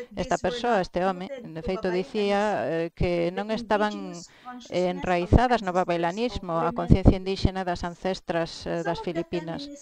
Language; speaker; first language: Galician; non-native, fluent; Filipino